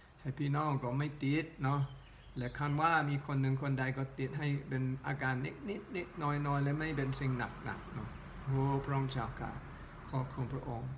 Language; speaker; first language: Thai; non-native, local second language; Northeastern Thai